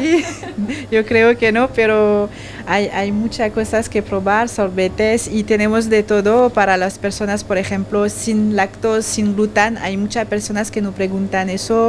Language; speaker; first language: Spanish; non-native, learner; French